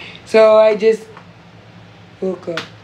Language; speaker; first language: English; non-native, learner; Filipino